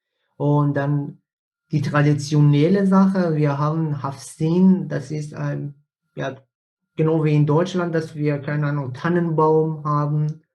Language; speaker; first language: German; non-native, fluent; Persian